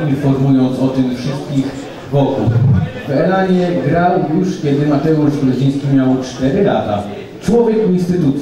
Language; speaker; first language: Polish; native; Polish